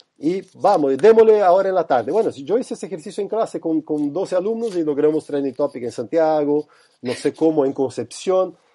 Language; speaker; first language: Spanish; non-native, fluent; Portuguese